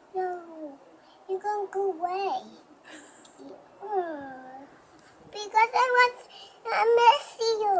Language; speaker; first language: English; early bilingual, heritage; English